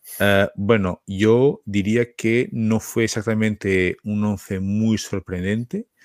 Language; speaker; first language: Spanish; non-native, fluent; Portuguese